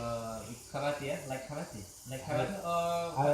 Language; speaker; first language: English; non-native, learner; Indonesian